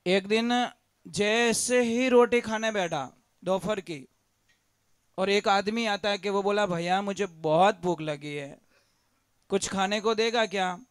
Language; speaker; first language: Hindi; native; Hindi